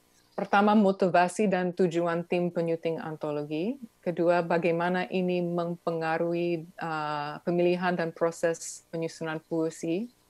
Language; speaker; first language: Indonesian; early bilingual, other home language; English